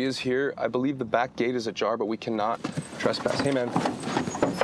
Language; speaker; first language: English; native; English